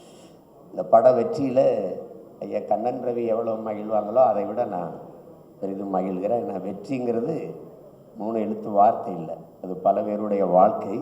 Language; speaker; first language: Tamil; native; Tamil